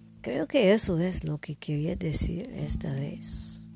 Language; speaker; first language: Spanish; non-native, learner; English